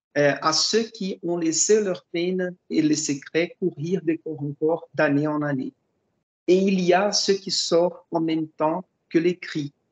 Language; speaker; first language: French; non-native, fluent; Portuguese